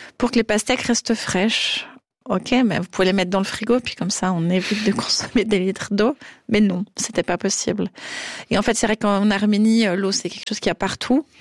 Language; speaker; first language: French; native; French